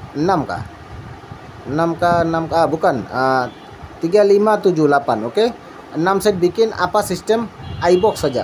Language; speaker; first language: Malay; non-native, learner; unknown